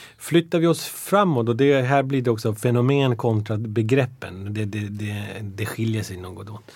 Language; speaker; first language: Swedish; early bilingual, other home language; Persian